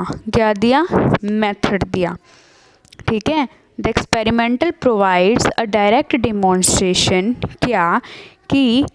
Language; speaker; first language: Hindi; native; Hindi